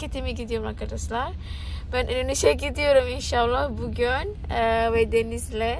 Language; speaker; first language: Turkish; non-native, learner; Indonesian